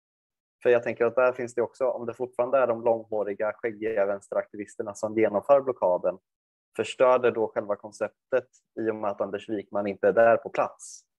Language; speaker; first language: Swedish; native; Swedish